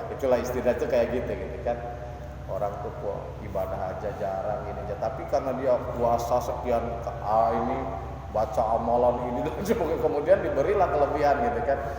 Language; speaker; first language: Indonesian; non-native, local second language; Sundanese